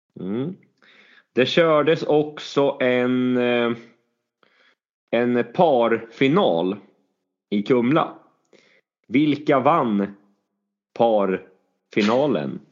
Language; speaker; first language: Swedish; native; Swedish